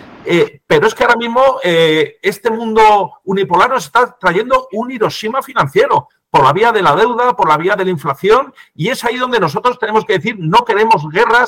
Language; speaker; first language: Spanish; native; Spanish